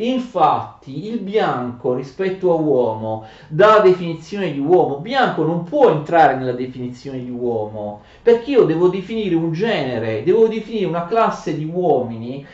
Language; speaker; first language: Italian; native; Italian